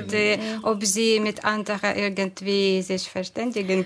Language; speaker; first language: German; non-native, fluent; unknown